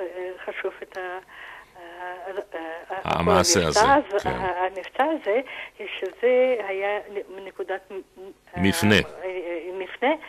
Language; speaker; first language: Hebrew; non-native, fluent; Russian